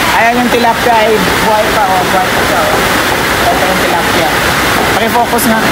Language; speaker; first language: Filipino; native; Filipino